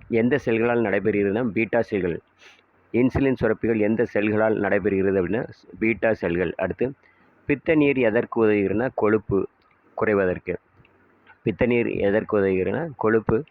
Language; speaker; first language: Tamil; native; Tamil